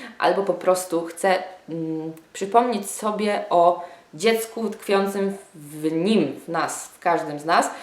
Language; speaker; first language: Polish; native; Polish